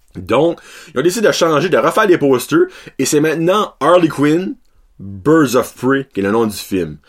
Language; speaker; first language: French; native; French